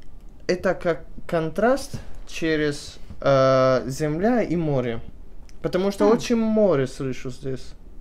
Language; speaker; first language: Russian; early bilingual, heritage; Italian